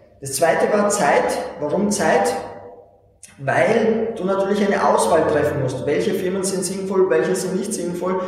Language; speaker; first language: German; native; German